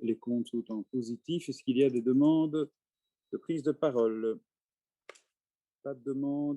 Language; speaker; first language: French; native; French